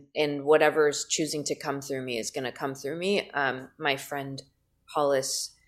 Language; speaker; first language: English; native; English